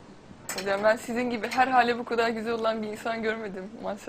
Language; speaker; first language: Turkish; native; Turkish